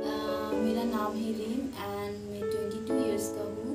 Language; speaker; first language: Hindi; non-native, local second language; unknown